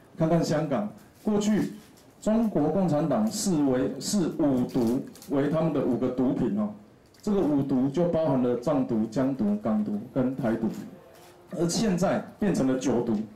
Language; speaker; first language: Chinese; non-native, local second language; Min Nan Chinese